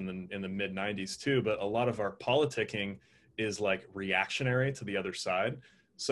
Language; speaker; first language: English; native; English